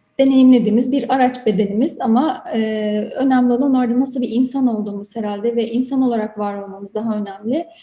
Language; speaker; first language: Turkish; native; Turkish